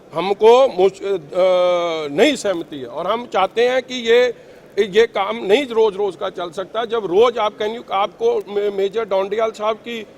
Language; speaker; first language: Urdu; non-native, local second language; Punjabi